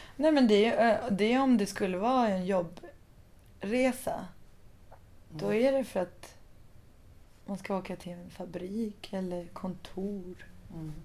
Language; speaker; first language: Swedish; early bilingual, other home language; Persian